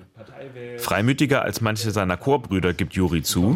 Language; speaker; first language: German; native; German